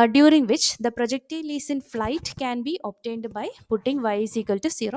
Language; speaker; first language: English; non-native, local second language; Malayalam